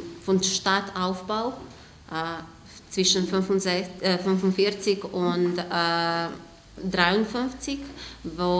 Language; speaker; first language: German; non-native, fluent; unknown